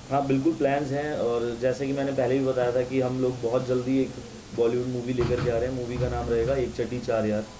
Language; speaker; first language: Hindi; native; Hindi